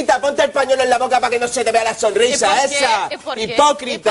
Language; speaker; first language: Spanish; native; Spanish